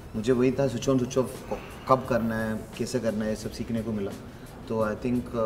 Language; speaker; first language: Hindi; non-native, local second language; Malayalam